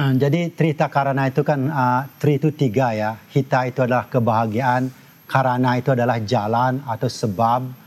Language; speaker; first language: Indonesian; non-native, local second language; Balinese